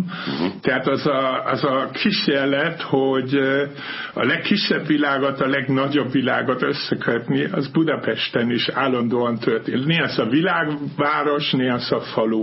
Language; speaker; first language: Hungarian; non-native, fluent; German